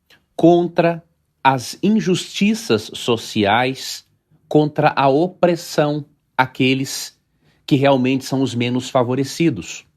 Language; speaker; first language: Portuguese; native; Portuguese